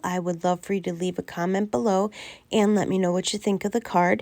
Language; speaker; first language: English; native; English